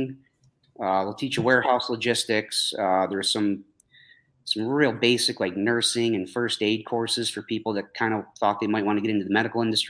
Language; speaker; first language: English; native; English